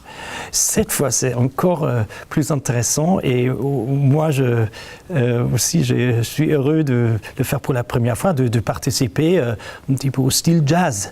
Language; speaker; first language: French; non-native, fluent; German